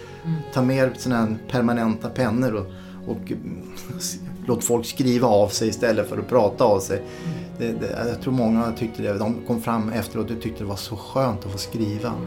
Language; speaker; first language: Swedish; native; Swedish